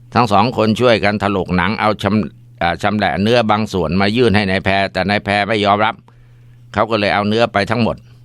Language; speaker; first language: Thai; native; Thai